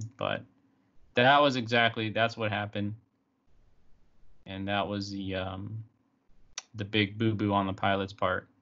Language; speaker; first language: English; native; English